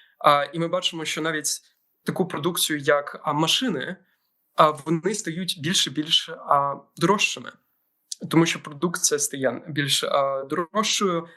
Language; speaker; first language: Ukrainian; native; Ukrainian